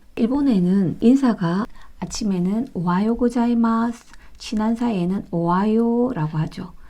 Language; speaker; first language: Korean; native; Korean